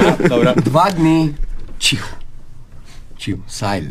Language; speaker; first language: Polish; non-native, learner; English